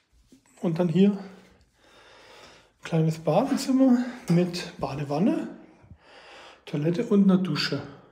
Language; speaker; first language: German; native; German